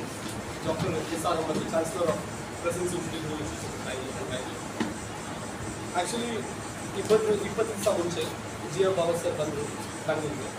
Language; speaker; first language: Kannada; non-native, local second language; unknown